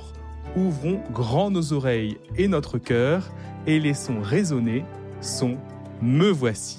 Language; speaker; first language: French; native; French